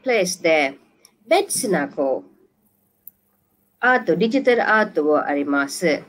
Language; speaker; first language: Japanese; non-native, learner; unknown